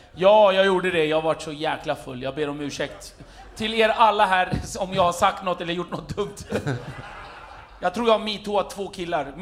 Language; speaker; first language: Swedish; native; Swedish